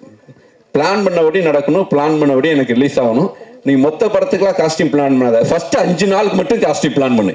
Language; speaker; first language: Tamil; native; Tamil